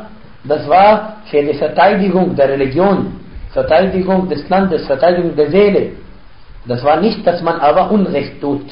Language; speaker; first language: German; non-native, fluent; Arabic